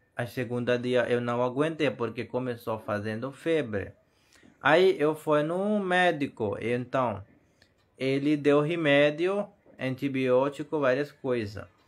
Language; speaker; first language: Portuguese; non-native, learner; Hindi